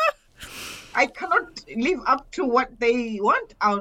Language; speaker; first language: English; non-native, local second language; Swahili